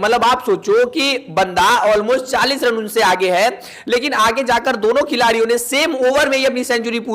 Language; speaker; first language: Hindi; native; Hindi